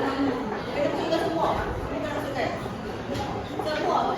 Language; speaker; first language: Malay; native; Malay